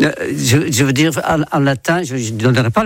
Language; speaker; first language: French; non-native, fluent; Dutch